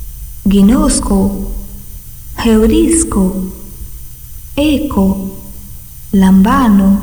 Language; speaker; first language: Greek; non-native, fluent; Portuguese